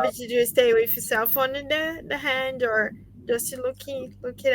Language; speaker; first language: English; non-native, learner; Portuguese